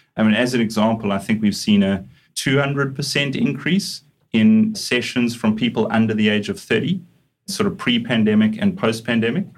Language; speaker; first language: English; native; English